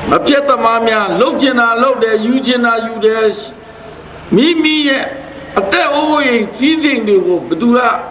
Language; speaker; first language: Burmese; non-native, local second language; Pa'o Karen